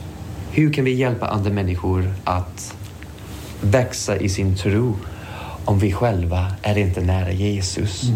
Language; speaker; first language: Swedish; non-native, fluent; English